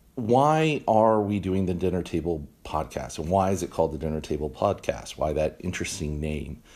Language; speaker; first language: English; native; English